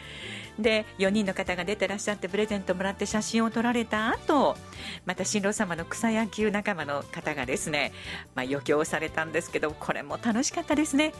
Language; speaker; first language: Japanese; native; Japanese